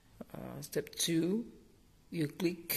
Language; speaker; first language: English; non-native, learner; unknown